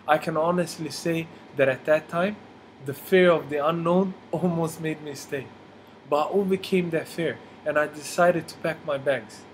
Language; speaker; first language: English; non-native, fluent; Somali